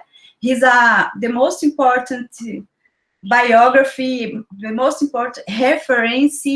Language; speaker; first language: English; non-native, learner; Portuguese